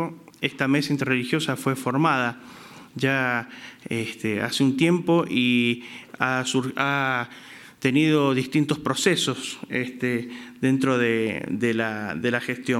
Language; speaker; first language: Spanish; native; Spanish